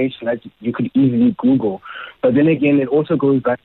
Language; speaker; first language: English; non-native, local second language; Xhosa